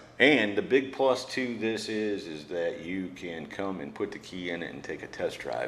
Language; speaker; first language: English; native; English